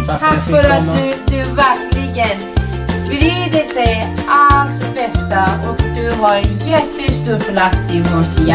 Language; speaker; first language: Swedish; non-native, fluent; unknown